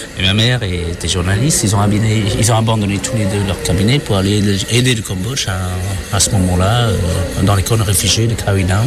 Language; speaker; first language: French; non-native, fluent; Khmer